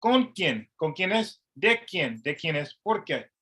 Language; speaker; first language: Spanish; non-native, learner; English